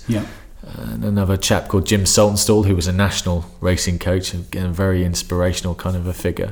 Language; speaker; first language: English; native; English